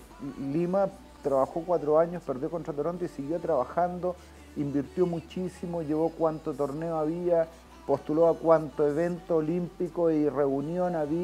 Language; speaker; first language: Spanish; native; Spanish